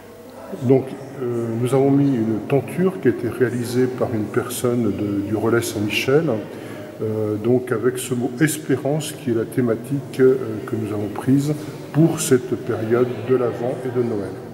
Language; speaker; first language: French; native; French